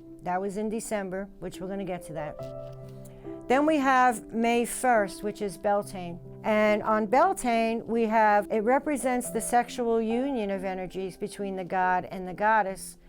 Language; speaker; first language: English; native; English